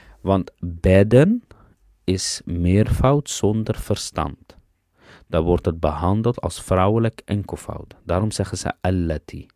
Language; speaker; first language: Dutch; early bilingual, other home language; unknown